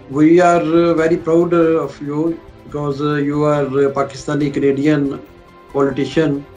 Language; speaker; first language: English; non-native, local second language; Urdu